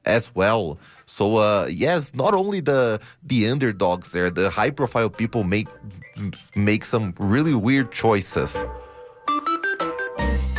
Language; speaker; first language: English; non-native, fluent; Portuguese